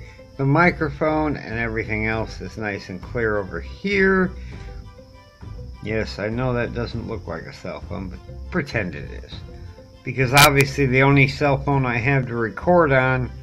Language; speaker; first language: English; native; English